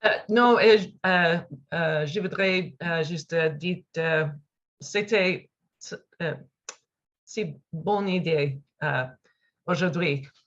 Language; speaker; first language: French; non-native, learner; English